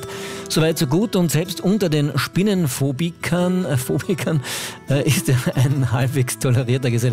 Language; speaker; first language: German; native; German